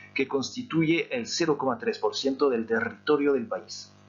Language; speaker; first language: Spanish; non-native, fluent; French